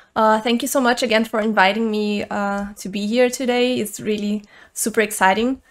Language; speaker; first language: English; non-native, fluent; Portuguese